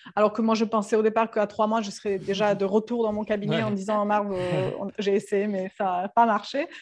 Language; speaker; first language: French; non-native, fluent; Serbian